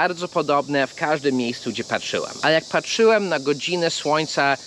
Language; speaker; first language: Polish; non-native, fluent; English